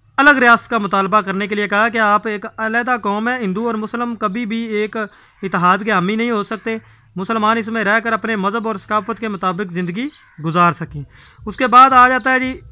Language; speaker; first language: Urdu; native; Urdu